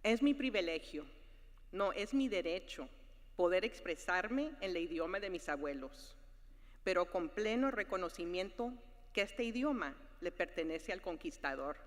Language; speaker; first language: Spanish; early bilingual, other home language; English